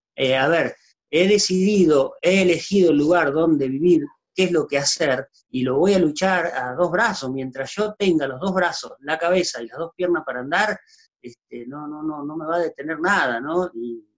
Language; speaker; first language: Spanish; native; Spanish